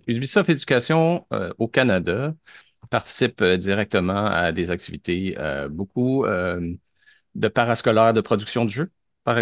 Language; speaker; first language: French; native; French